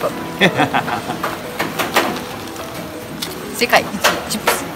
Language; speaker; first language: Japanese; non-native, fluent; Serbian